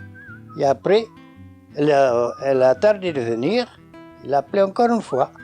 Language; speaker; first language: French; non-native, learner; Portuguese